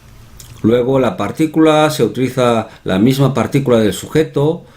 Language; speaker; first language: Spanish; non-native, fluent; Korean